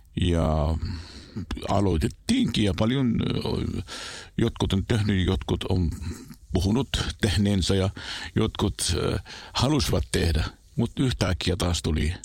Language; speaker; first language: Finnish; non-native, fluent; Arabic